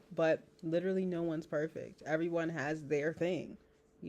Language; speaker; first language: English; native; English